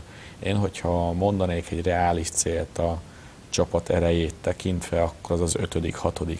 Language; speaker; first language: Hungarian; native; Hungarian